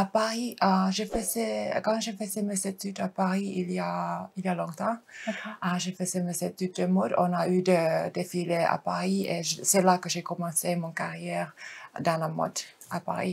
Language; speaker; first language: French; non-native, fluent; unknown